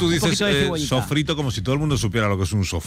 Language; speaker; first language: Spanish; native; Spanish